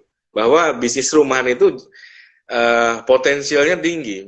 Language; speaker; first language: Indonesian; native; Indonesian